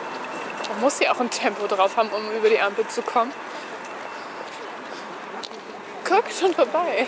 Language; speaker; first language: German; native; German